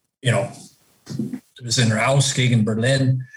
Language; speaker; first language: German; non-native, learner; English